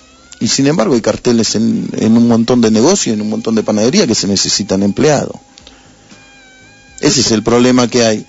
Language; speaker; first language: Spanish; native; Spanish